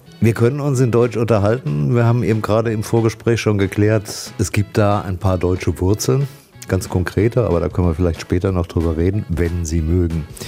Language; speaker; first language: German; native; German